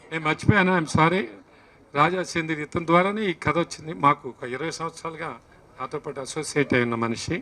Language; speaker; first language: Telugu; native; Telugu